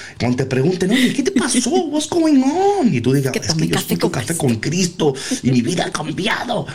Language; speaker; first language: Spanish; early bilingual, heritage; Spanish